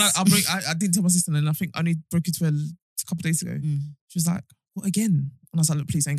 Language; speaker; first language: English; native; English